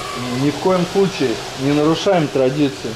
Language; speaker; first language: Russian; native; Russian